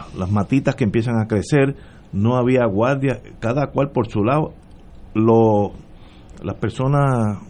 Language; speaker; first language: Spanish; native; Spanish